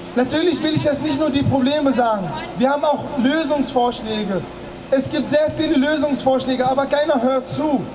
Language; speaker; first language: German; early bilingual, other home language; Arabic